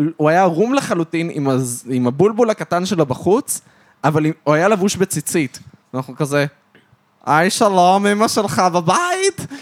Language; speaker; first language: Hebrew; early bilingual, other home language; French